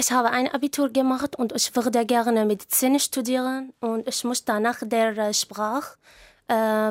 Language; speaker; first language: German; non-native, learner; Arabic